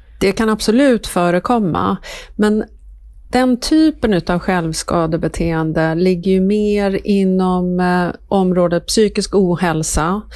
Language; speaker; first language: Swedish; native; Swedish